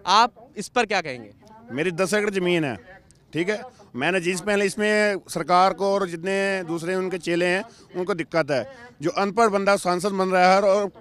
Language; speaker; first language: Hindi; native; Hindi